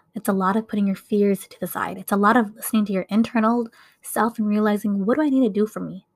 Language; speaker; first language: English; native; English